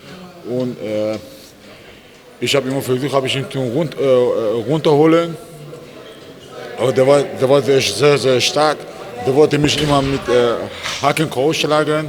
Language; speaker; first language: German; non-native, learner; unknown